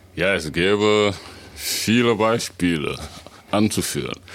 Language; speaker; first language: German; non-native, fluent; Wolof